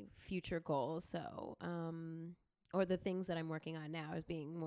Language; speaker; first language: English; native; English